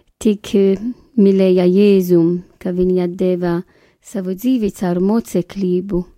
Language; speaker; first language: Latvian; non-native, fluent; Maltese